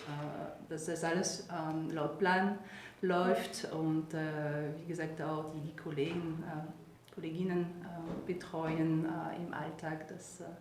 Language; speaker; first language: German; non-native, fluent; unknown